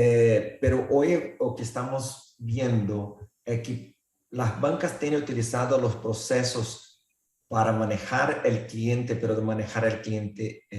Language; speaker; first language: Spanish; non-native, fluent; Portuguese